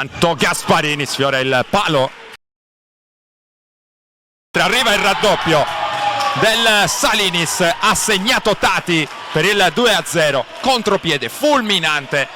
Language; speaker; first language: Italian; native; Italian